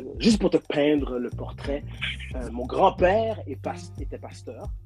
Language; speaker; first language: French; native; French